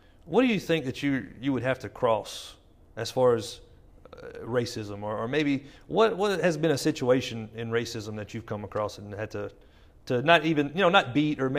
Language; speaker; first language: English; native; English